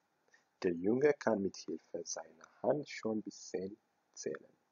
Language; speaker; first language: German; non-native, fluent; Amharic